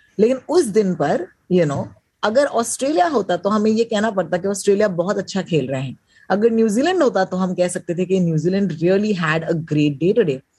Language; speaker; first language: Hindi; native; Hindi